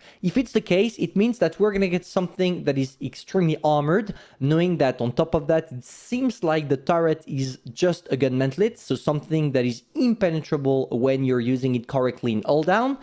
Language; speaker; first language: English; non-native, fluent; French